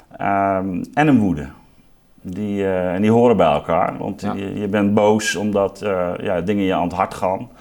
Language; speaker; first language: Dutch; native; Dutch